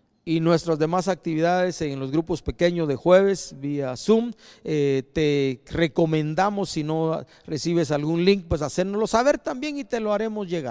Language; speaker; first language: Spanish; native; Spanish